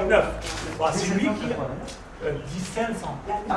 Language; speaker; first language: French; non-native, local second language; Arabic